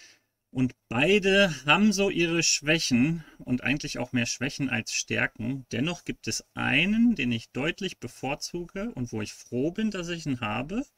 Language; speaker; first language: German; native; German